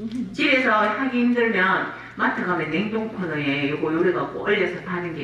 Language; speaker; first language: Korean; native; Korean